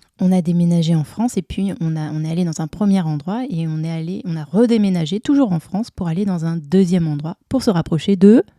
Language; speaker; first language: French; native; French